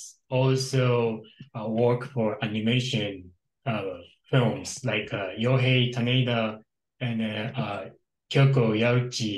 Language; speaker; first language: English; non-native, local second language; Japanese